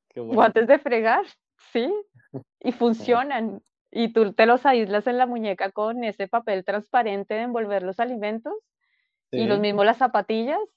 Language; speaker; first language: Spanish; native; Spanish